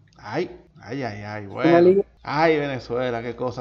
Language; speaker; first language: Spanish; native; Spanish